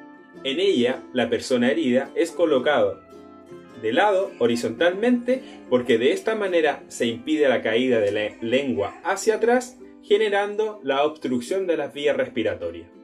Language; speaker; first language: Spanish; native; Spanish